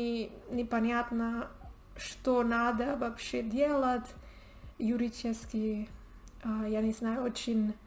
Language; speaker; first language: Russian; non-native, learner; Spanish